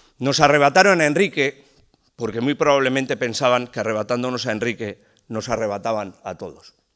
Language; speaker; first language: Spanish; native; Spanish